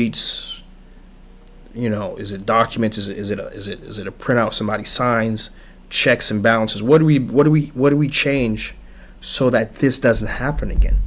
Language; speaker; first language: English; early bilingual, other home language; Haitian Creole